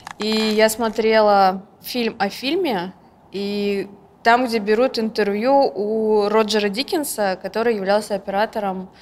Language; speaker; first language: Russian; native; Russian